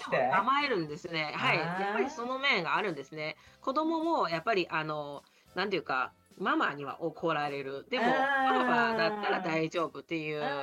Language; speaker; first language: Japanese; non-native, fluent; Chinese